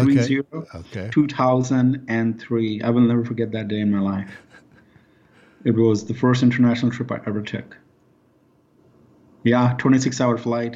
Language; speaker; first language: English; non-native, local second language; Hindi